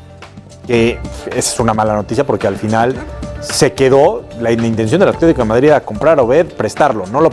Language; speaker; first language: Spanish; native; Spanish